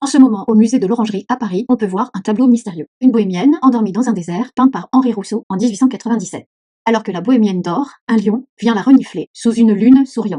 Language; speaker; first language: French; native; French